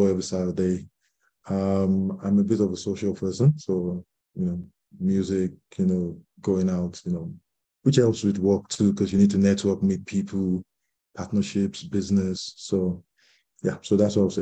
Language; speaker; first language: English; non-native, local second language; Yoruba